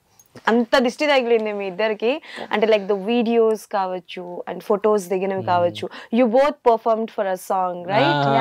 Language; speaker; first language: Telugu; native; Telugu